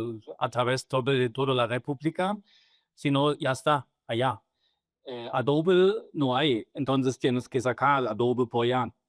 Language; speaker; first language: Spanish; non-native, fluent; German